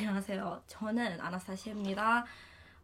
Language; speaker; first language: Korean; non-native, learner; Indonesian